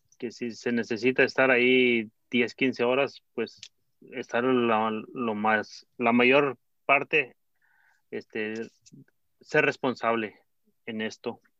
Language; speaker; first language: Spanish; native; Spanish